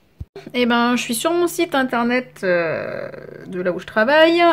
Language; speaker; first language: French; native; French